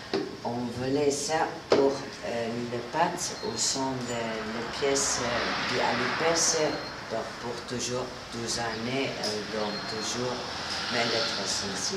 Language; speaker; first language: French; non-native, learner; Italian